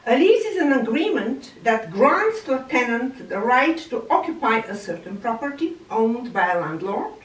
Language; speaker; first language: English; non-native, fluent; Bulgarian